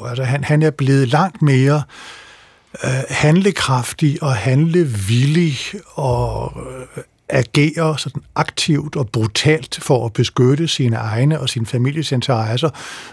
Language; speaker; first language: Danish; native; Danish